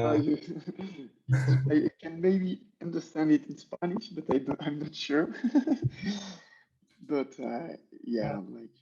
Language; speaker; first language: English; non-native, learner; French